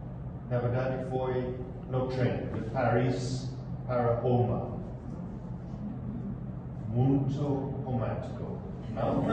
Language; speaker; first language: Portuguese; non-native, fluent; English